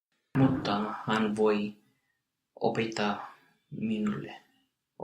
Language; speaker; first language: Finnish; non-native, learner; English